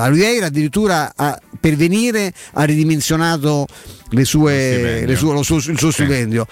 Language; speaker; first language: Italian; native; Italian